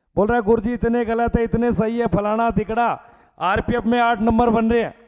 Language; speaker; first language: Hindi; native; Hindi